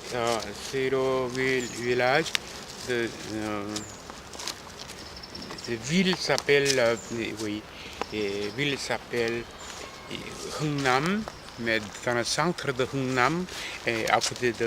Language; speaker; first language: French; non-native, fluent; Korean